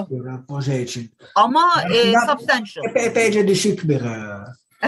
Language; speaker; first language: Turkish; non-native, learner; Greek